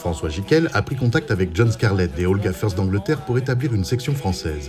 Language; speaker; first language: French; native; French